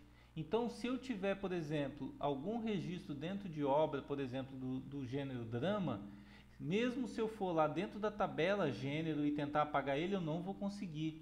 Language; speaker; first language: Portuguese; native; Portuguese